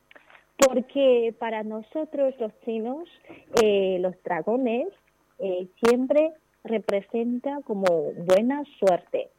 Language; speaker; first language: Spanish; non-native, learner; Chinese